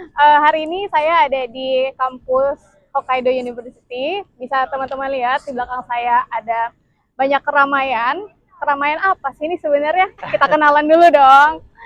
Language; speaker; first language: Indonesian; native; Indonesian